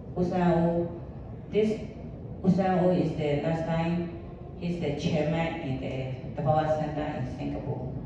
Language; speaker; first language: English; non-native, learner; Burmese